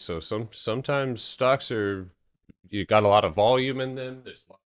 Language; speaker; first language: English; native; English